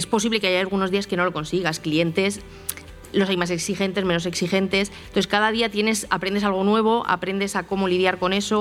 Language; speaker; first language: Spanish; native; Spanish